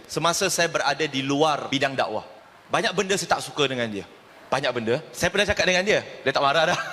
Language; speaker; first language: Malay; non-native, local second language; Chinese